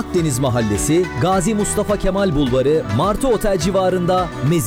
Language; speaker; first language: Turkish; native; Turkish